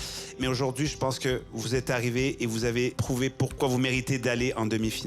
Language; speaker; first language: French; native; French